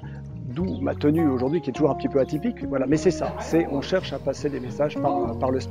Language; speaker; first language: French; native; French